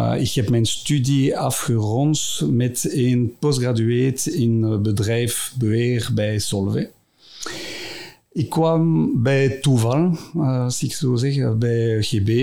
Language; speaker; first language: Dutch; non-native, local second language; French